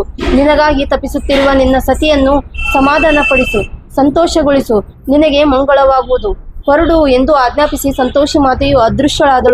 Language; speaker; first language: Kannada; native; Kannada